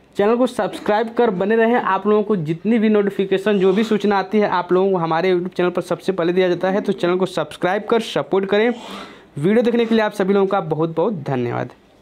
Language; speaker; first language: Hindi; native; Hindi